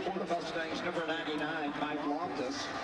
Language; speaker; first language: English; native; English